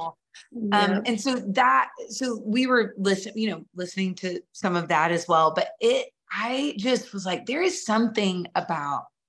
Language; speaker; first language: English; native; English